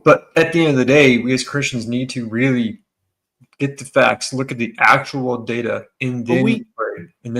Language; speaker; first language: English; native; English